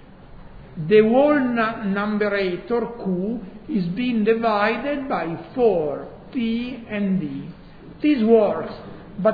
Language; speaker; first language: English; non-native, fluent; Italian